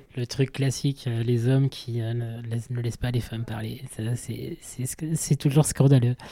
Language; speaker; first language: French; native; French